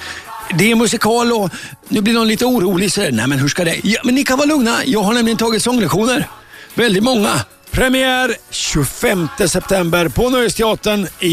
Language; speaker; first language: Swedish; native; Swedish